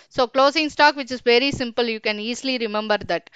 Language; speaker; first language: English; non-native, local second language; Tamil